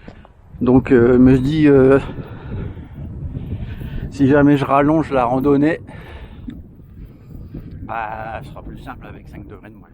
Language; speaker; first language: French; native; French